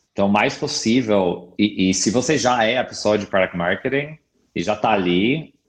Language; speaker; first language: Portuguese; non-native, fluent; English